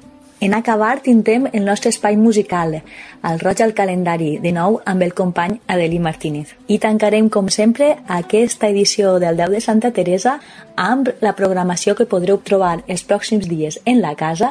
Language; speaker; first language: Catalan; native; Catalan